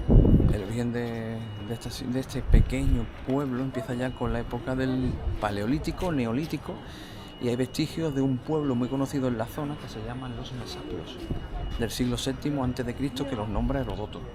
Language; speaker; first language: Spanish; native; Spanish